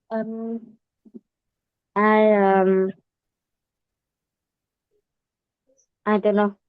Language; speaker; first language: English; non-native, learner; Vietnamese